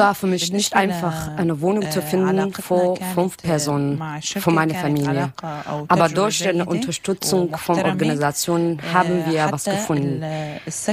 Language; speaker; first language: German; non-native, learner; Arabic